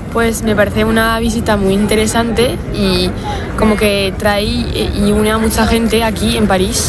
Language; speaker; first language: Spanish; non-native, fluent; French